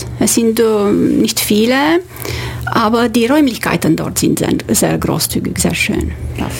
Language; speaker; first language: German; non-native, fluent; Romanian